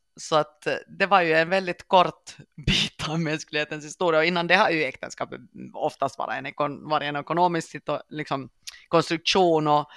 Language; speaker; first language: Swedish; native; Swedish